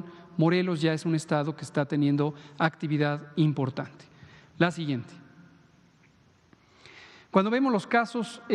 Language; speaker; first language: Spanish; native; Spanish